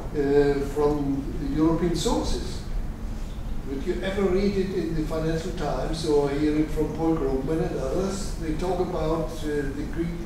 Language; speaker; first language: English; non-native, fluent; German